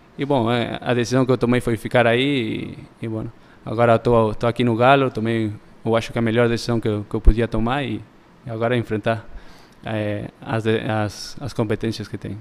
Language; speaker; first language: Portuguese; early bilingual, heritage; Spanish